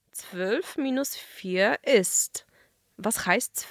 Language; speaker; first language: German; non-native, fluent; Polish